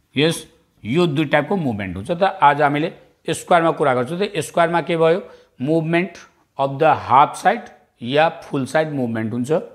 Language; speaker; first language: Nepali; non-native, local second language; Bhojpuri